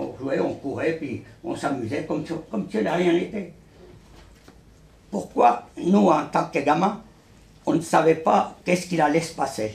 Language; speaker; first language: French; early bilingual, other home language; Spanish